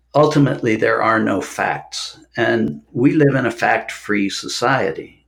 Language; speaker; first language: English; native; English